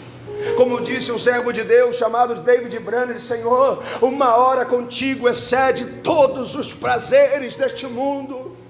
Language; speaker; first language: Portuguese; native; Portuguese